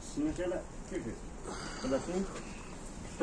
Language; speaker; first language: Russian; non-native, local second language; Kyrgyz